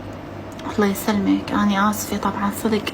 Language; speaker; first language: Arabic; native; Arabic